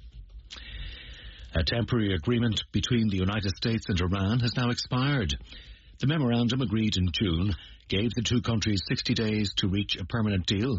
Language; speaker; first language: English; native; English